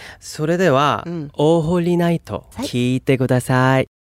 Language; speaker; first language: Japanese; non-native, learner; Korean